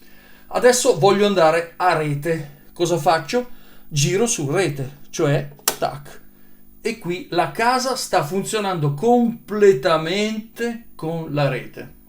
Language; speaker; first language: Italian; native; Italian